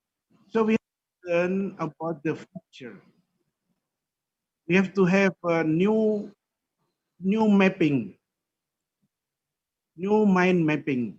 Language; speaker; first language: English; non-native, fluent; Indonesian